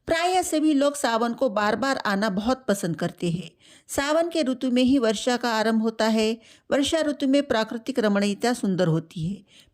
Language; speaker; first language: Hindi; non-native, local second language; Telugu